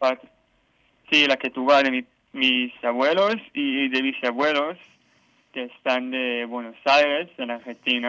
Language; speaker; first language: Spanish; non-native, learner; Hebrew